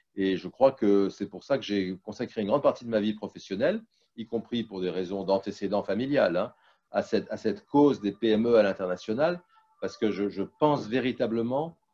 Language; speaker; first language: French; native; French